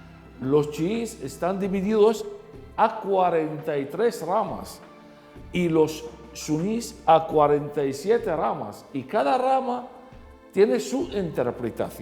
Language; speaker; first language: Spanish; non-native, fluent; Arabic